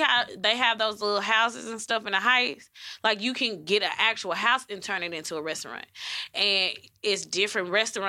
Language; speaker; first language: English; native; English